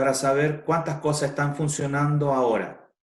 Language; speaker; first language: Spanish; native; Spanish